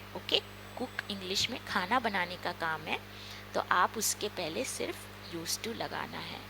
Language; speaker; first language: Hindi; non-native, local second language; Marathi